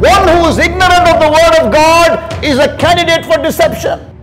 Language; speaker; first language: English; non-native, local second language; Tamil